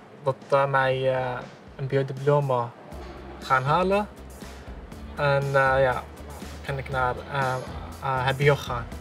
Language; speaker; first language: Dutch; early bilingual, other home language; Arabic